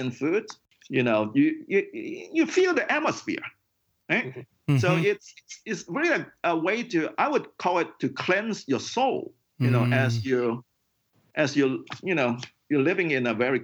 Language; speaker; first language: English; non-native, local second language; Cantonese